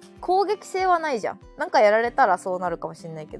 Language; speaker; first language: Japanese; native; Japanese